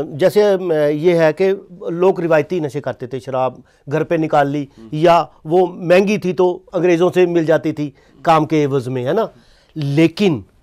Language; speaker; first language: Hindi; non-native, local second language; Punjabi